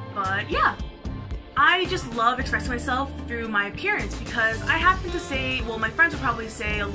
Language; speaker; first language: English; native; English